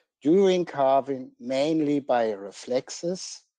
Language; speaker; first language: English; non-native, fluent; German